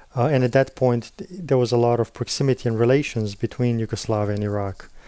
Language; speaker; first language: English; non-native, fluent; Slovenian